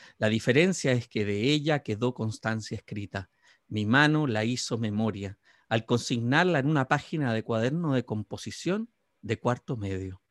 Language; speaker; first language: Spanish; native; Spanish